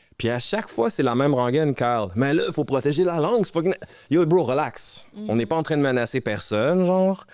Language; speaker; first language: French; native; French